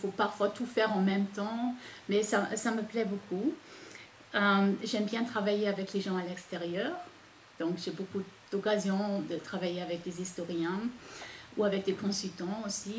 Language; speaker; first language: French; non-native, fluent; German